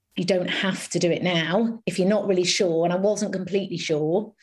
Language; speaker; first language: English; native; English